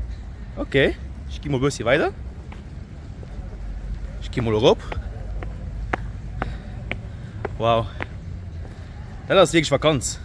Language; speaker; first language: German; non-native, local second language; Luxembourgish